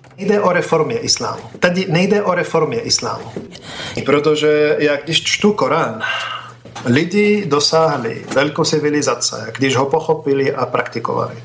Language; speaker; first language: Czech; non-native, fluent; Arabic